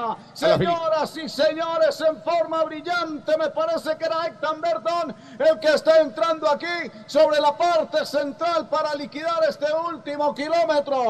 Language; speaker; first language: Spanish; native; Spanish